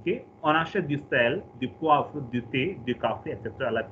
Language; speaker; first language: French; non-native, fluent; Hindi